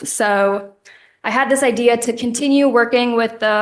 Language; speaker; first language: English; native; English